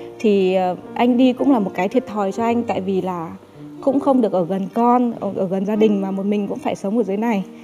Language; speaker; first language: Vietnamese; non-native, local second language; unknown